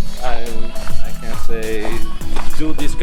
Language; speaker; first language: English; non-native, learner; Italian